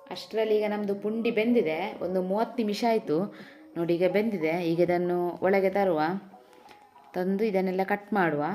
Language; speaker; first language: Kannada; native; Kannada